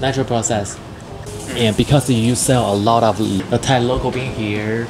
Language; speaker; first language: English; non-native, fluent; Chinese